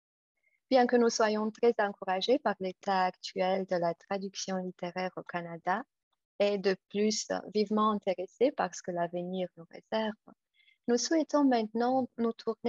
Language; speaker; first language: French; non-native, fluent; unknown